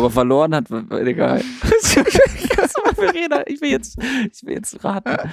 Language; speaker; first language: German; native; German